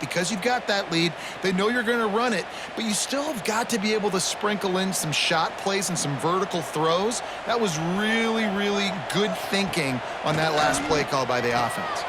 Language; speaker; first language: English; native; English